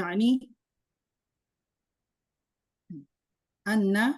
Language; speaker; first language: Arabic; non-native, learner; Indonesian